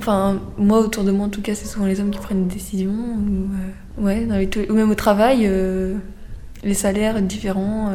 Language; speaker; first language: French; native; French